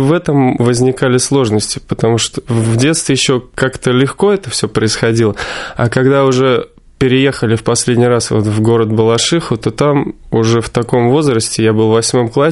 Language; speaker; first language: Russian; native; Russian